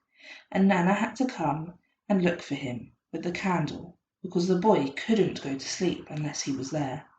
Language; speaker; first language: English; native; English